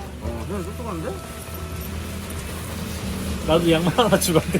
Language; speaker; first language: Korean; native; Korean